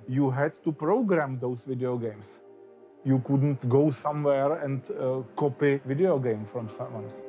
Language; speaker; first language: English; non-native, fluent; Czech